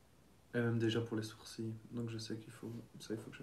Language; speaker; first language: French; native; French